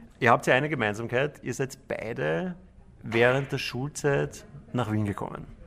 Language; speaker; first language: German; native; German